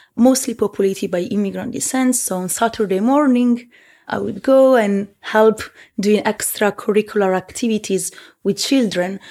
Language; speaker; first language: English; early bilingual, heritage; Italian